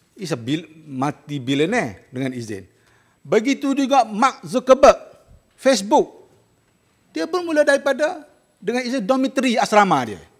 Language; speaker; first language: Malay; native; Malay